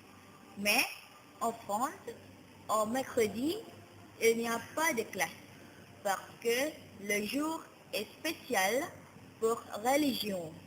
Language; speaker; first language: French; non-native, learner; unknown